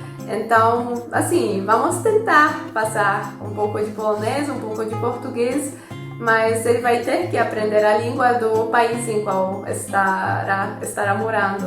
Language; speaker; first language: Portuguese; non-native, fluent; Polish